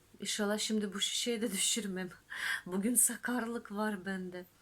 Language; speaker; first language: Turkish; non-native, fluent; Russian